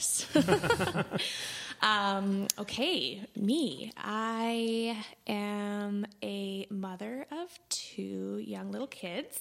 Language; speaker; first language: English; native; English